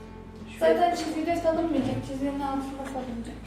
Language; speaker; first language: Turkish; native; Turkish